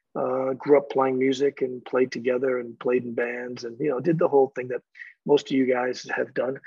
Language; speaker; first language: English; native; English